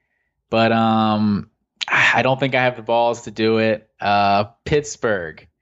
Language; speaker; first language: English; native; English